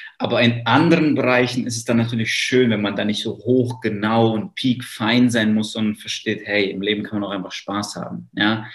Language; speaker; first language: German; native; German